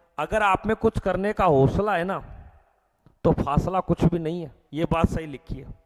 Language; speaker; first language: Hindi; native; Hindi